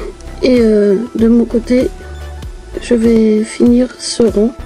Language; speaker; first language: French; native; French